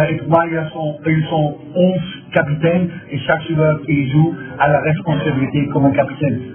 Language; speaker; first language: French; non-native, fluent; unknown